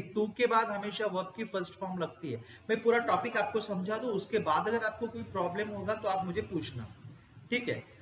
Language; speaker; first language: Hindi; non-native, local second language; Gujarati